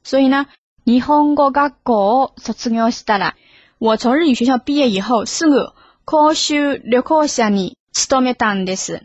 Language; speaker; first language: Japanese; non-native, fluent; Chinese